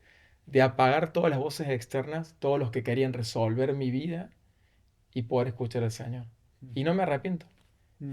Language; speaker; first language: Spanish; native; Spanish